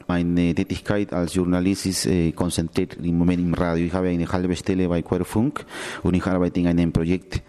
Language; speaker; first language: German; non-native, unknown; Spanish